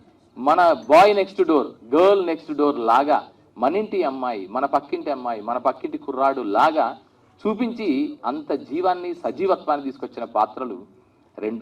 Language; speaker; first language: Telugu; native; Telugu